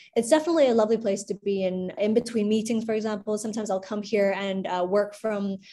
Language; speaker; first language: English; non-native, local second language; Cantonese